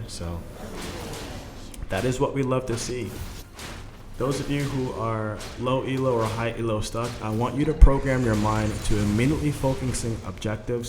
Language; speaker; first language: English; native; English